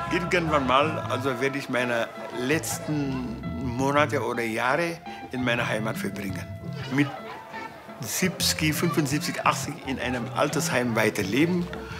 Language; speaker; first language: German; non-native, fluent; Wolof